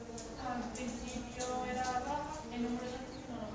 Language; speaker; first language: Spanish; native; Spanish